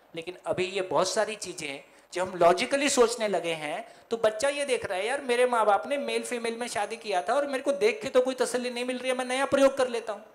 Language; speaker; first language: Hindi; native; Hindi